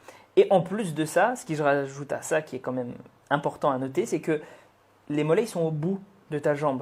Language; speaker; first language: French; native; French